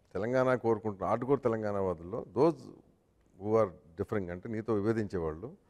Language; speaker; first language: Telugu; native; Telugu